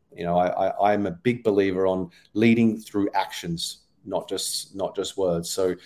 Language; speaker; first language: English; native; English